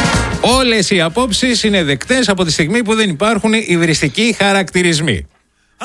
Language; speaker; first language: Greek; native; Greek